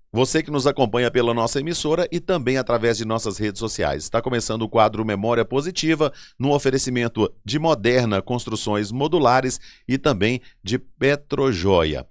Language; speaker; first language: Portuguese; native; Portuguese